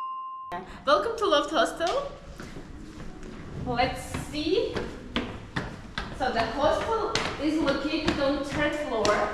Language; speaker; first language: English; non-native, learner; Armenian